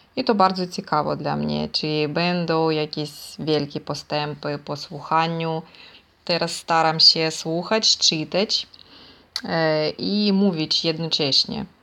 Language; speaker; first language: Polish; non-native, learner; Ukrainian